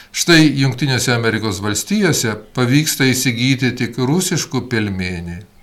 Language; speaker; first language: Lithuanian; early bilingual, heritage; Lithuanian